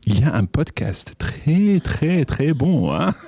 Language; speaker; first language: French; non-native, fluent; English